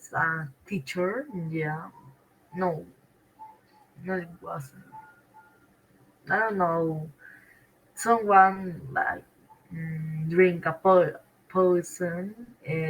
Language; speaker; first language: English; non-native, learner; Spanish